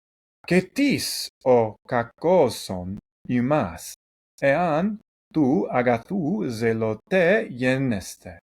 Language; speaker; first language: Greek; non-native, learner; English